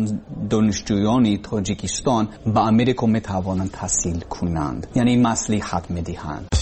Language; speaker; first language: Persian; non-native, learner; English